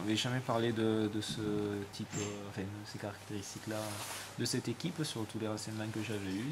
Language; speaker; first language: French; native; French